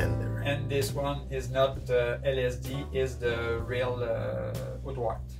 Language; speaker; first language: English; non-native, learner; French